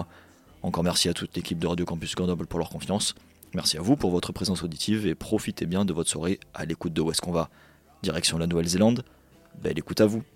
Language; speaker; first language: French; native; French